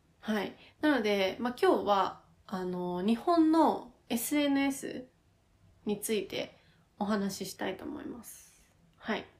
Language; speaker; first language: Japanese; native; Japanese